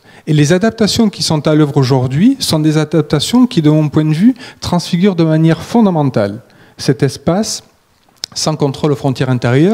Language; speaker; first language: French; native; French